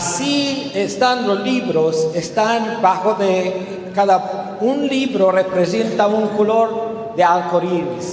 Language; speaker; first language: Spanish; non-native, learner; Romanian